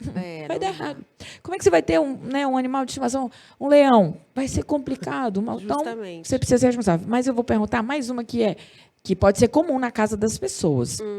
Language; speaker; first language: Portuguese; native; Portuguese